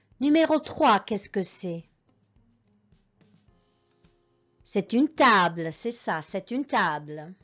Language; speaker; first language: French; non-native, fluent; English